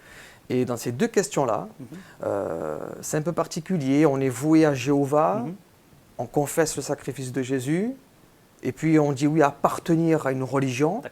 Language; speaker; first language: French; native; French